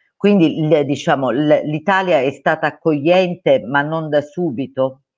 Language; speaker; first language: Italian; native; Italian